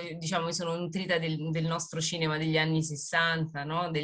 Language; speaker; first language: Italian; native; Italian